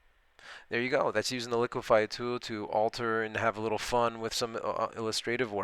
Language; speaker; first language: English; native; English